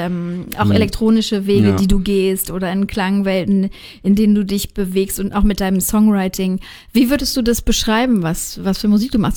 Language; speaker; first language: German; native; German